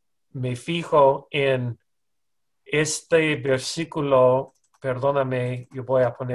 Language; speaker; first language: Spanish; non-native, fluent; English